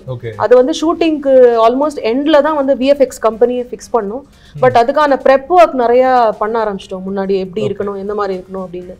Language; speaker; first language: Tamil; native; Tamil